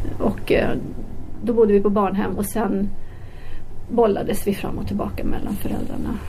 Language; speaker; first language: Swedish; early bilingual, other home language; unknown